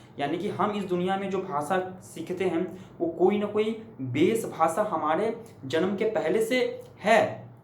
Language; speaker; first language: Hindi; native; Hindi